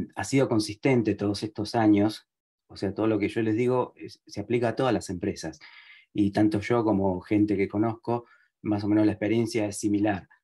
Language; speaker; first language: Spanish; native; Spanish